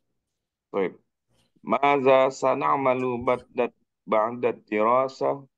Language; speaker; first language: Arabic; non-native, learner; Indonesian